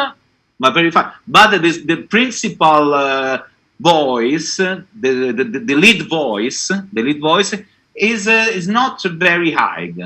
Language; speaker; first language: English; non-native, learner; Italian